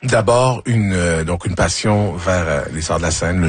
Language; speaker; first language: French; native; French